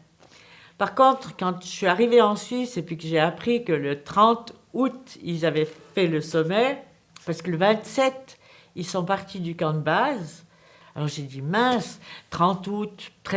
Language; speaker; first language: French; native; French